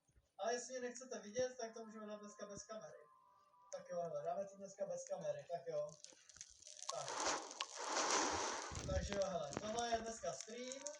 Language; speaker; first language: Czech; native; Czech